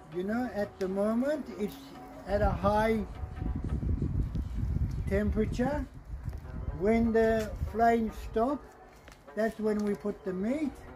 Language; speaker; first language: English; non-native, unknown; Turkish